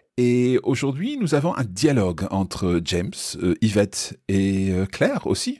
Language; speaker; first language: French; non-native, fluent; English